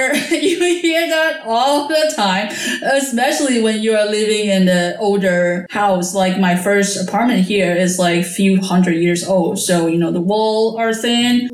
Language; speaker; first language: English; non-native, fluent; Chinese